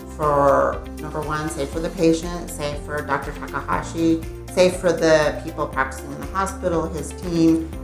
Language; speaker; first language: English; native; English